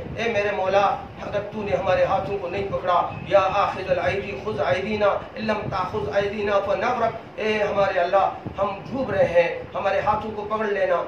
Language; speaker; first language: Urdu; non-native, local second language; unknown